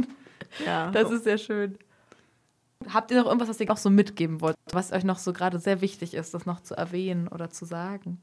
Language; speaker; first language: German; native; German